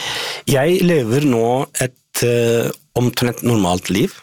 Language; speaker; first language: Norwegian; non-native, fluent; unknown